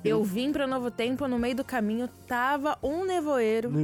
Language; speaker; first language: Portuguese; native; Portuguese